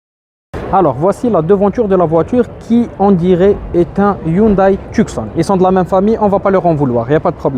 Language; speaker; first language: French; native; French